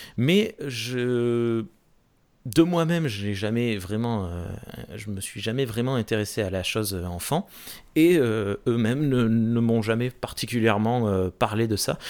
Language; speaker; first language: French; native; French